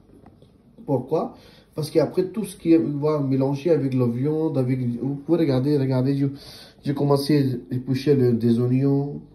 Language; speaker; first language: French; non-native, learner; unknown